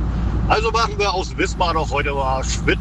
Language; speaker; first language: German; native; German